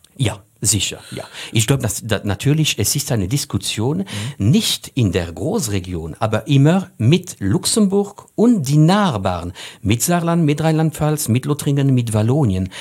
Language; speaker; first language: German; non-native, fluent; French